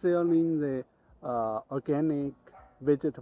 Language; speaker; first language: English; non-native, learner; Chinese